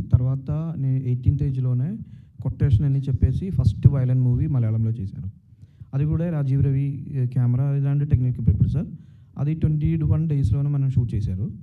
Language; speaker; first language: Telugu; non-native, local second language; Malayalam